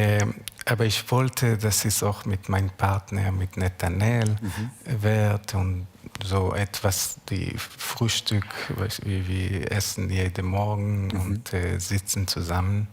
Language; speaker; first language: German; non-native, learner; Hebrew